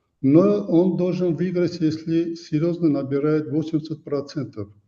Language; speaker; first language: Russian; non-native, fluent; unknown